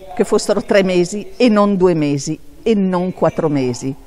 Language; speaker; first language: Italian; native; Italian